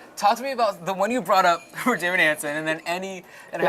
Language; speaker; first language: English; native; English